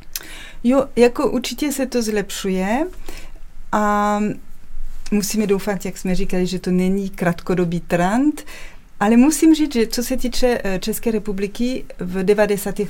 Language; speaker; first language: Czech; non-native, fluent; French